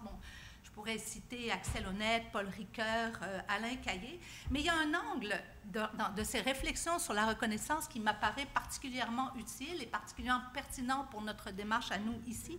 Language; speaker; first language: French; native; French